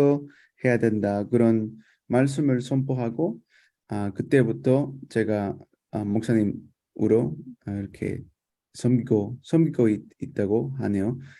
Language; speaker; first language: Korean; non-native, fluent; Spanish